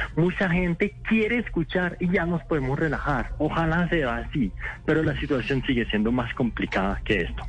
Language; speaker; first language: Spanish; non-native, fluent; French